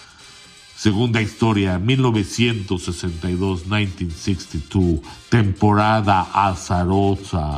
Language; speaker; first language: Spanish; early bilingual, heritage; Spanish